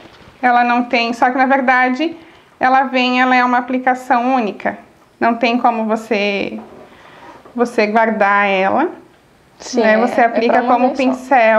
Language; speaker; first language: Portuguese; native; Portuguese